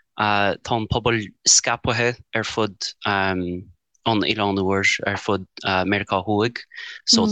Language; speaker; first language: Irish; non-native, fluent; English